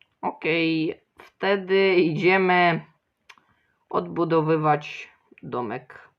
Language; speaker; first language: Polish; early bilingual, other home language; Ukrainian